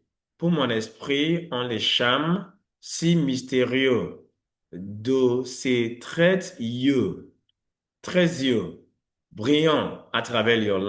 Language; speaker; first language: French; non-native, fluent; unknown